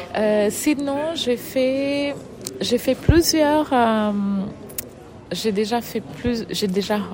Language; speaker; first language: French; non-native, fluent; Portuguese